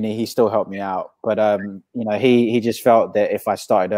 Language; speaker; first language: English; native; English